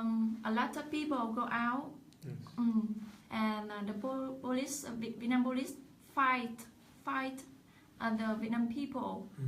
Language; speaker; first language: English; non-native, learner; Vietnamese